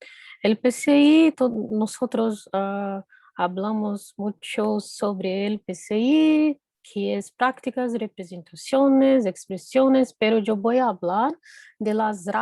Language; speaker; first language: Spanish; non-native, fluent; Portuguese